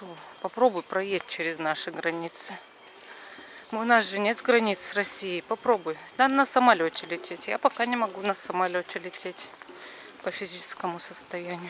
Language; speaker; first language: Russian; native; Russian